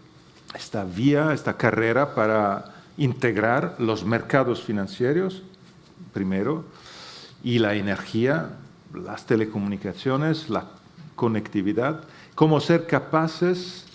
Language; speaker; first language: Spanish; non-native, fluent; Italian